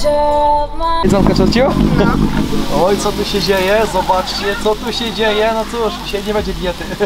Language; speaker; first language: Polish; native; Polish